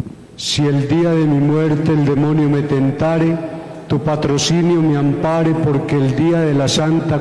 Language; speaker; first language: Spanish; native; Spanish